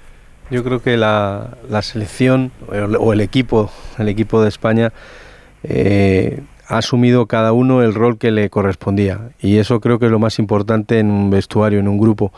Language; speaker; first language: Spanish; native; Spanish